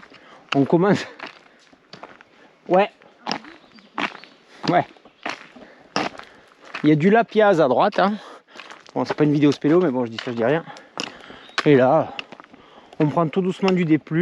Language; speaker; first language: French; native; French